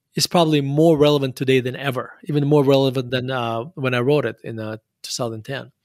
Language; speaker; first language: English; non-native, fluent; Russian